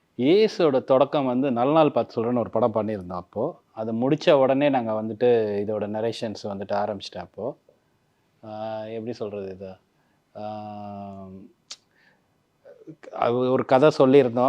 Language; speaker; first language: Tamil; native; Tamil